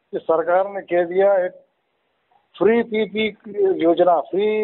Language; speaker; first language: Hindi; non-native, local second language; Telugu